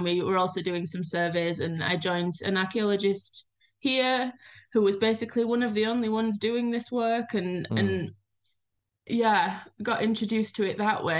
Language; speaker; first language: English; native; English